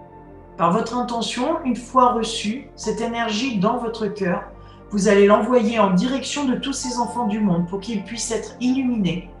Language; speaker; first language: French; native; French